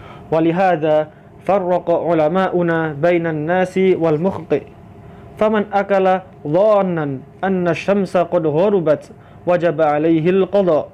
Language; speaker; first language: Arabic; non-native, fluent; Indonesian